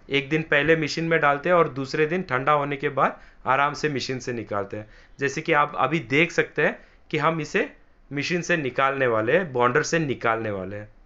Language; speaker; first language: Hindi; non-native, local second language; Marathi